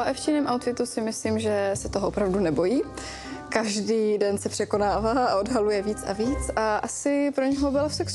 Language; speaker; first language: Czech; native; Czech